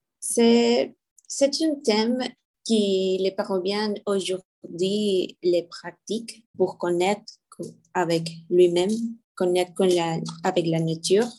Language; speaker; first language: French; non-native, learner; Spanish